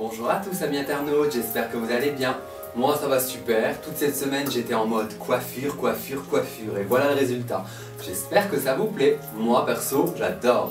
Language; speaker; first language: French; native; French